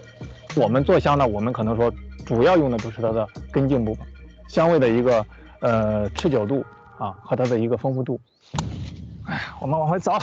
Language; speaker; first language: Chinese; native; Chinese